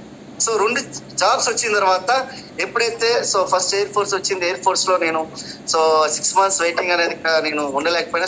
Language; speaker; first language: Telugu; native; Telugu